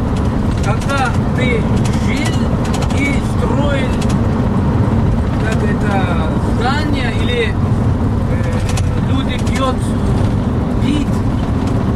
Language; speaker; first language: Russian; non-native, learner; Turkish